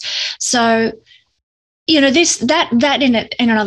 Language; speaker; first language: English; native; English